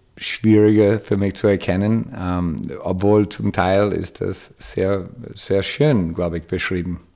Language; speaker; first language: German; non-native, fluent; English